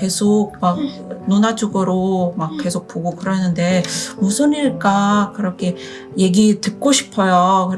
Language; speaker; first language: Korean; non-native, fluent; Indonesian